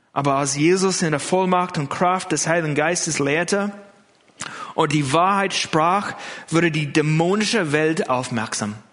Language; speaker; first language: German; non-native, fluent; English